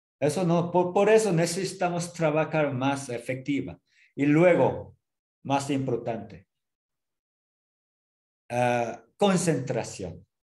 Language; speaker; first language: Spanish; non-native, learner; Korean